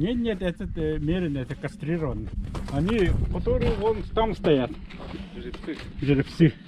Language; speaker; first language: Russian; non-native, local second language; Yakut